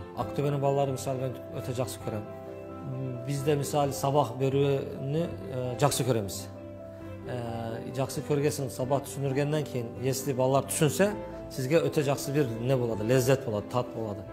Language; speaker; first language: Kazakh; non-native, learner; Turkish